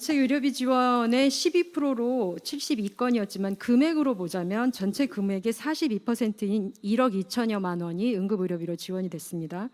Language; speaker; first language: Korean; native; Korean